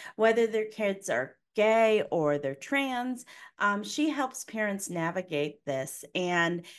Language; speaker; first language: English; native; English